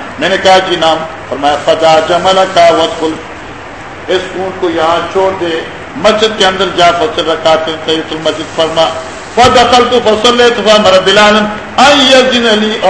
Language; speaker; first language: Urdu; non-native, local second language; Pashto